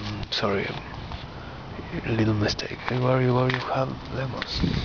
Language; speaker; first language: English; non-native, learner; Spanish